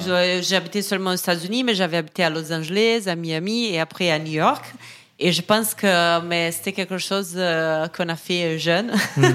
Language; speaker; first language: French; non-native, fluent; Portuguese